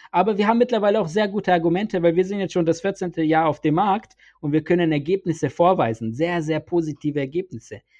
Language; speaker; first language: German; early bilingual, other home language; Bosnian